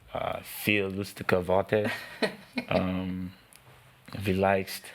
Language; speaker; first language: German; non-native, learner; English